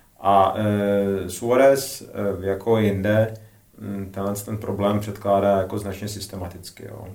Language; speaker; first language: Czech; native; Czech